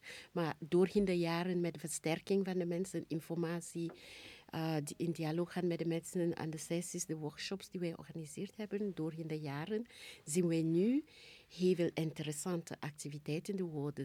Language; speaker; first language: Dutch; non-native, fluent; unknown